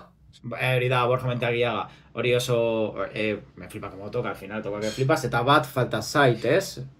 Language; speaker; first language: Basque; non-native, local second language; Spanish